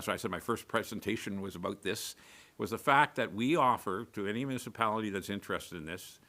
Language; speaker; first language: English; native; English